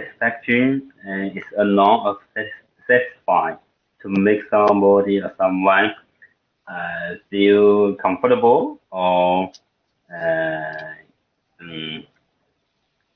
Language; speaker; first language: English; non-native, learner; Chinese